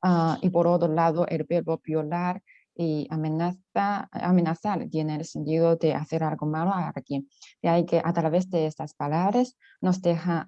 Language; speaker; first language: Spanish; non-native, fluent; Chinese